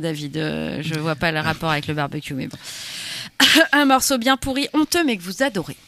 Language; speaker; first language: French; native; French